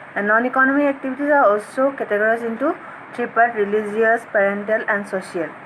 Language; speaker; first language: English; non-native, local second language; Assamese